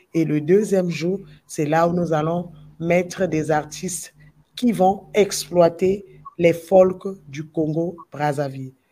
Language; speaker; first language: French; non-native, local second language; Lingala